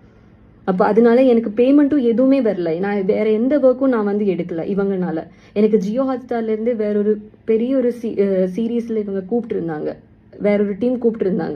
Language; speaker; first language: Tamil; non-native, local second language; Malayalam